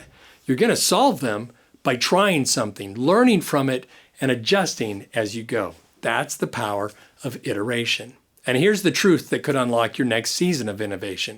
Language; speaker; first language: English; native; English